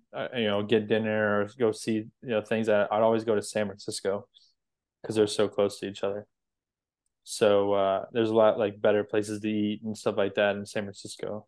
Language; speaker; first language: English; native; English